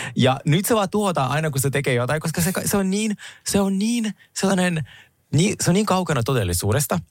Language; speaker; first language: Finnish; non-native, fluent; Russian